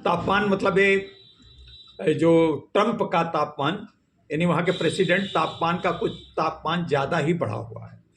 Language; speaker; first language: Hindi; native; Hindi